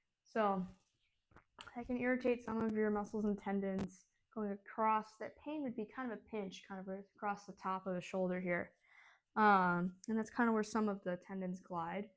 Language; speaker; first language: English; native; English